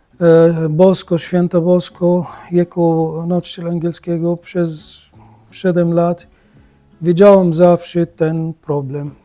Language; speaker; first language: Polish; non-native, learner; Arabic